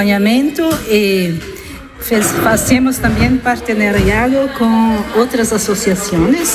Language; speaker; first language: Spanish; non-native, learner; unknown